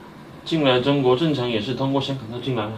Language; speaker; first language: Chinese; native; Chinese